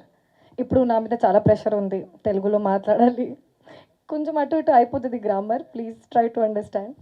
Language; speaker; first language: Telugu; non-native, fluent; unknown